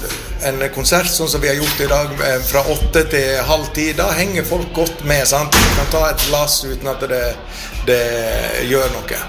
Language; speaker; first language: Norwegian; native; Norwegian